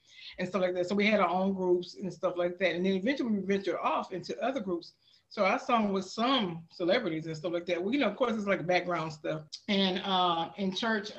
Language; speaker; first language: English; native; English